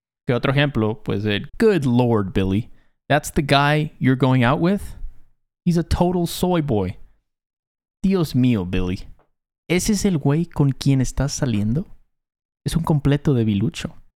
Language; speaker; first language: Spanish; native; Spanish